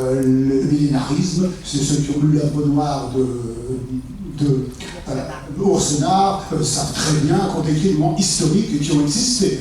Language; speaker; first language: French; native; French